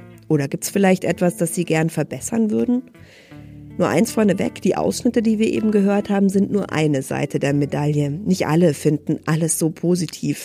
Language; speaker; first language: German; native; German